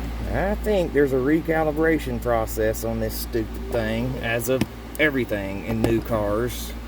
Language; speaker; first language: English; native; English